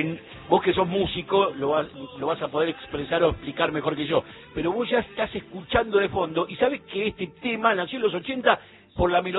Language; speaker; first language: Spanish; native; Spanish